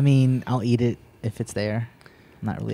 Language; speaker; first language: English; native; English